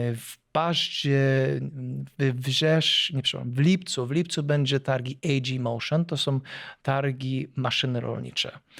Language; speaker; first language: Polish; early bilingual, heritage; Polish